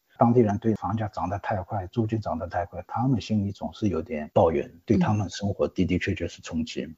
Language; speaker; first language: Chinese; native; Chinese